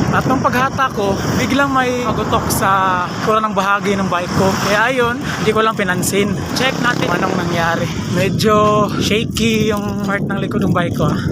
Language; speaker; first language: Filipino; non-native, local second language; Cebuano